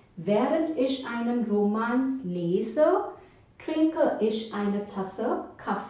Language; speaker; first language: German; non-native, fluent; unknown